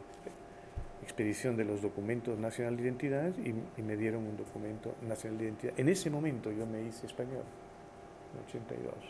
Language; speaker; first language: Spanish; early bilingual, heritage; Spanish